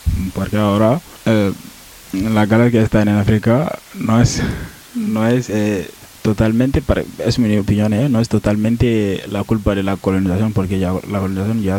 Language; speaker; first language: Spanish; non-native, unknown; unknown